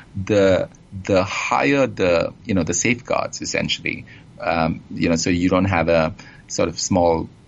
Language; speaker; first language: English; non-native, local second language; Bangla